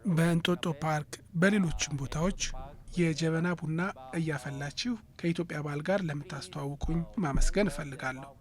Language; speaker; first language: Amharic; non-native, fluent; Japanese